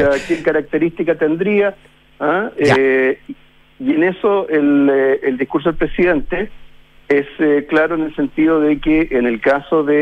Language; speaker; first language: Spanish; native; Spanish